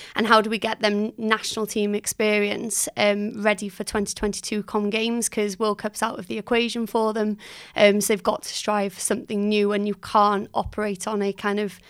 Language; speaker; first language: English; native; English